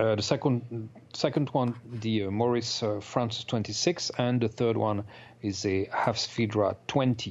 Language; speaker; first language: English; non-native, fluent; French